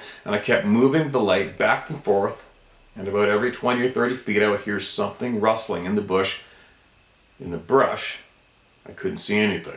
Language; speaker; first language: English; native; English